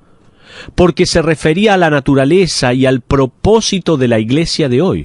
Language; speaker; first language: Spanish; native; Spanish